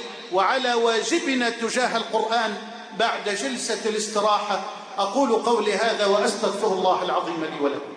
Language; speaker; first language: Arabic; native; Arabic